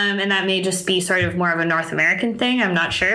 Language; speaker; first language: English; native; English